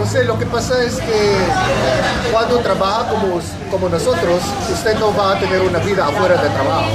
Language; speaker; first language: Spanish; non-native, fluent; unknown